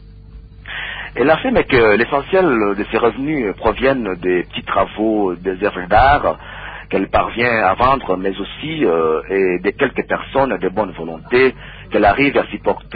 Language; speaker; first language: French; non-native, local second language; Swahili